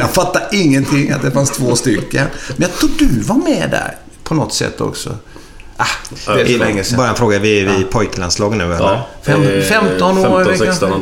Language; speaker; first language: Swedish; native; Swedish